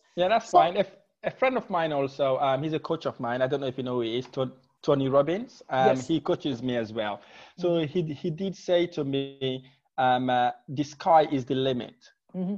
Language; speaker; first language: English; non-native, fluent; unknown